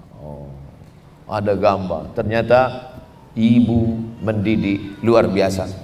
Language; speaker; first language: Malay; native; Malay